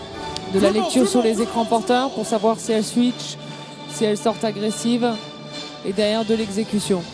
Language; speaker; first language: French; native; French